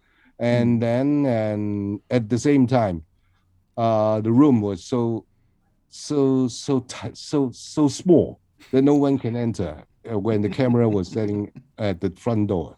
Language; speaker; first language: English; non-native, local second language; Cantonese